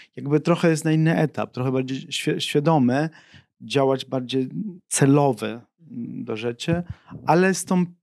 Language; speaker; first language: Polish; non-native, fluent; Italian